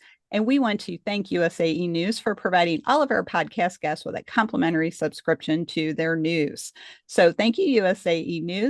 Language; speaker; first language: English; native; English